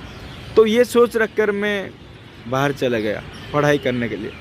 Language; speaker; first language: Hindi; non-native, local second language; Odia